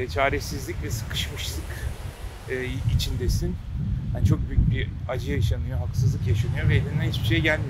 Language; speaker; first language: Turkish; native; Turkish